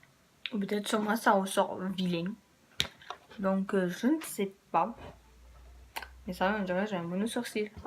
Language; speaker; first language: French; native; French